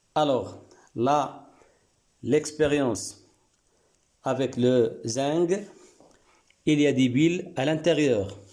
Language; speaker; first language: French; non-native, local second language; Arabic